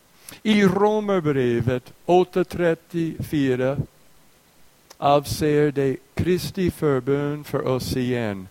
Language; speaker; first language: Swedish; non-native, fluent; English